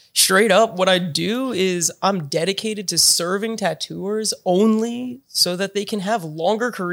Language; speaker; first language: English; native; English